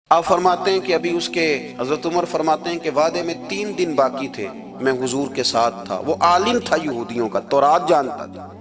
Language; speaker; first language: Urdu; non-native, local second language; Punjabi